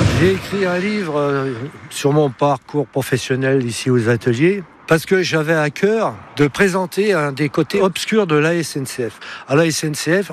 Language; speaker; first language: French; native; French